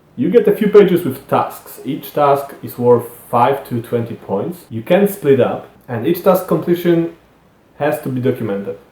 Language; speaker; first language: English; non-native, fluent; Polish